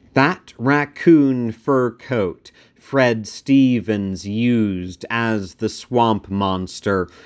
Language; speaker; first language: English; native; English